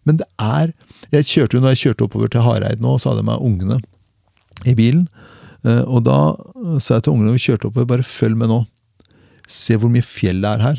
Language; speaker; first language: Norwegian; early bilingual, other home language; Persian